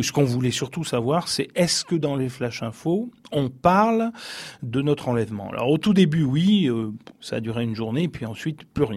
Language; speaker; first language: French; native; French